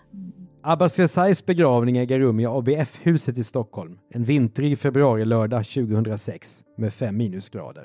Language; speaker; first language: Swedish; native; Swedish